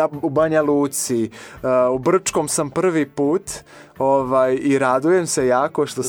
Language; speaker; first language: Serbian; non-native, fluent; Portuguese